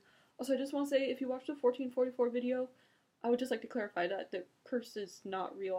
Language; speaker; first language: English; native; English